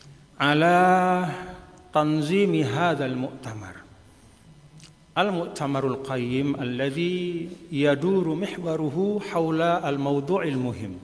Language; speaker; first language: Arabic; non-native, fluent; Sasak